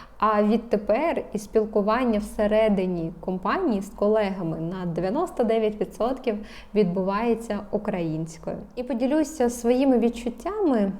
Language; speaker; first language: Ukrainian; non-native, local second language; Russian